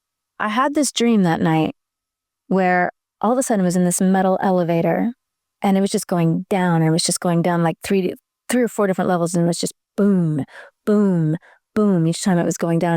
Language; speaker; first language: English; native; English